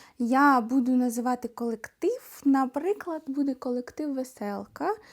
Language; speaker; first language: Ukrainian; non-native, local second language; Russian